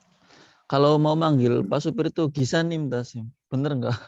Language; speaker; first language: Indonesian; native; Indonesian